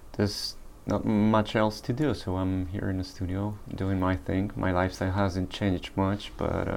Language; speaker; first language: English; early bilingual, other home language; Polish